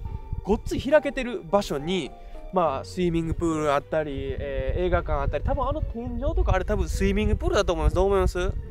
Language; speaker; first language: Japanese; native; Japanese